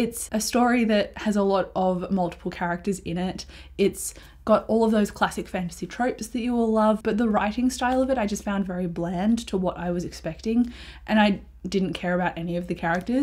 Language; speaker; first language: English; native; English